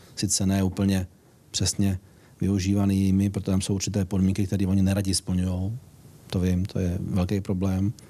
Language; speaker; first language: Czech; native; Czech